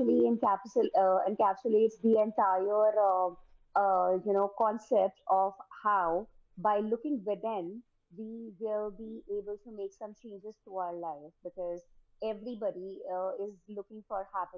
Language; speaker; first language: English; non-native, local second language; Hindi